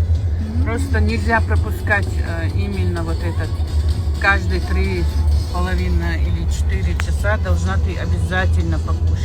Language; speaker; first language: Russian; non-native, local second language; Chechen